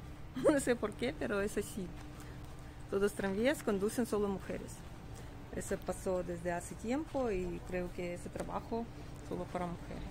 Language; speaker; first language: Spanish; non-native, learner; Russian